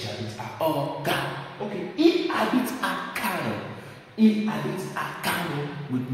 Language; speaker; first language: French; non-native, fluent; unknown